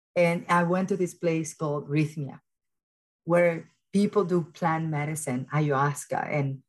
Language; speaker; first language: English; early bilingual, other home language; Spanish